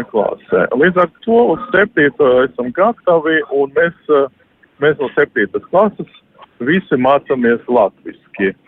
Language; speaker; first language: Latvian; non-native, local second language; Russian